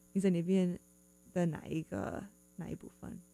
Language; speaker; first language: Chinese; non-native, learner; English